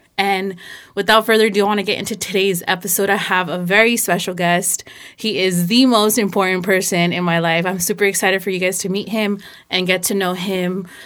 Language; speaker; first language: English; early bilingual, other home language; Spanish